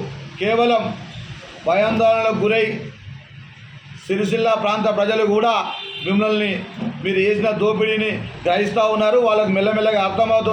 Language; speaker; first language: Telugu; native; Telugu